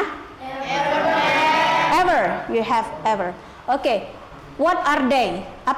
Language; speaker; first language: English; non-native, learner; Indonesian